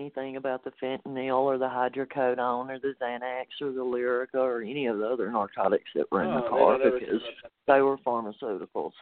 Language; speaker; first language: English; native; English